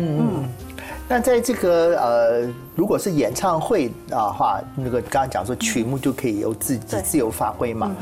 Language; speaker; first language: Chinese; native; Chinese